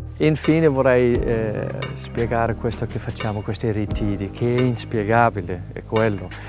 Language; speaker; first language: Italian; non-native, fluent; Danish